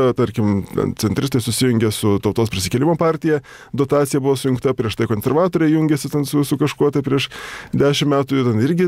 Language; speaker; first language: Lithuanian; native; Lithuanian